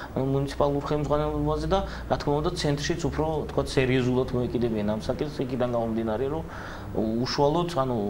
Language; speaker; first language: Georgian; native; Georgian